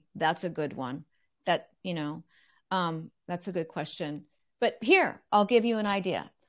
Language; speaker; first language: English; native; English